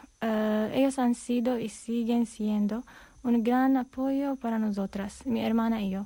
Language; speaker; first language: Spanish; non-native, fluent; Armenian